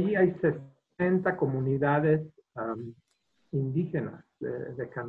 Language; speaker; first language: Spanish; non-native, fluent; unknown